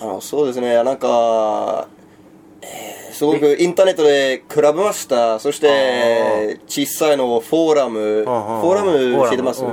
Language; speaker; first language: Japanese; non-native, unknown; Swedish